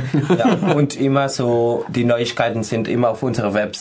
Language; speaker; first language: German; non-native, fluent; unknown